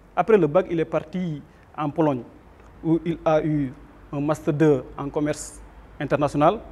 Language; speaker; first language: French; non-native, local second language; Wolof